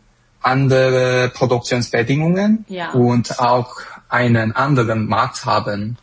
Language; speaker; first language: German; non-native, fluent; Korean